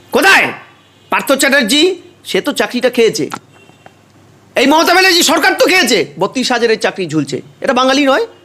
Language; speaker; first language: Bangla; native; Bangla